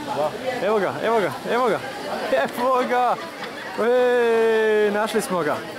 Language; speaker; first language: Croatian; early bilingual, heritage; Croatian